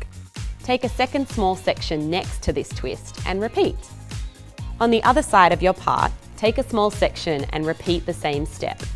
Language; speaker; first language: English; native; English